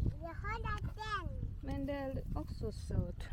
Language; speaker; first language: Swedish; early bilingual, other home language; Thai